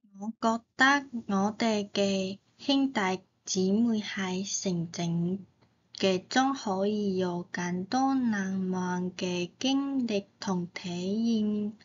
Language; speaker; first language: Cantonese; non-native, learner; Chinese